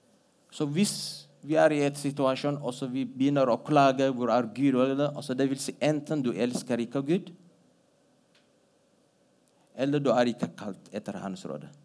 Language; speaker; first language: Norwegian; non-native, fluent; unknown